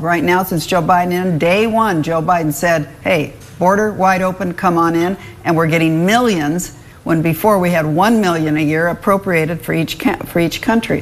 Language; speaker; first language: English; native; English